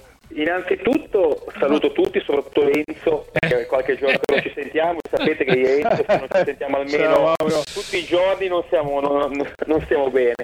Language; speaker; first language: Italian; native; Italian